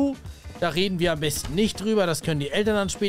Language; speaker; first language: German; native; German